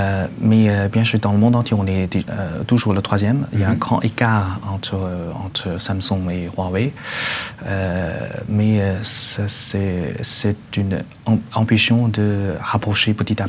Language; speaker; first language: French; non-native, learner; Chinese